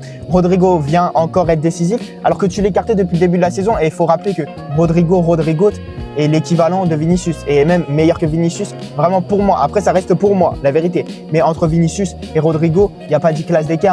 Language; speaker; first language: French; native; French